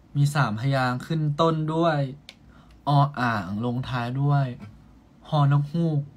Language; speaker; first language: Thai; native; Thai